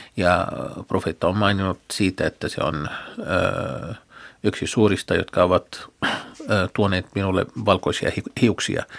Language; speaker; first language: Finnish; non-native, fluent; Arabic